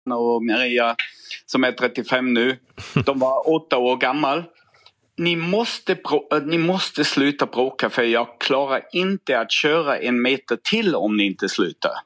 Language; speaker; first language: Swedish; non-native, fluent; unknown